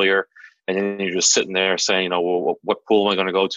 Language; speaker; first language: English; native; English